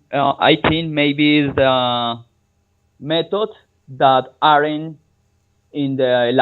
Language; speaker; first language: English; non-native, learner; Spanish